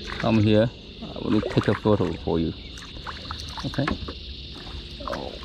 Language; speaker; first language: English; non-native, learner; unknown